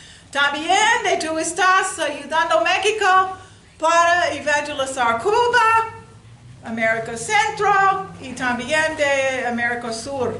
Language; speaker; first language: Spanish; non-native, learner; English